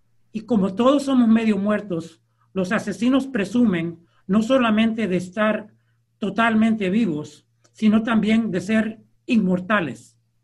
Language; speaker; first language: Spanish; early bilingual, heritage; Spanish